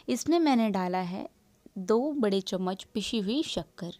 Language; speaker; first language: Hindi; native; Hindi